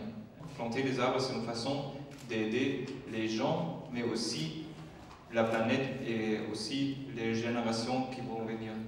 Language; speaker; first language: French; non-native, fluent; German